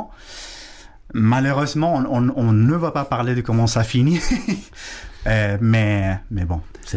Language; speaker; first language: French; non-native, fluent; Spanish